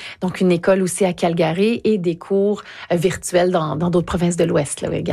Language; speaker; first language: French; native; French